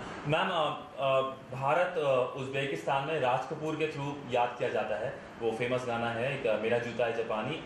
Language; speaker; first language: Hindi; native; Hindi